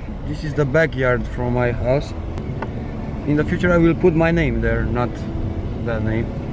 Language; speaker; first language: English; non-native, learner; Romanian